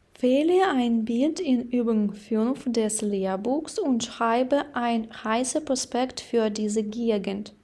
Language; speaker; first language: German; non-native, fluent; Ukrainian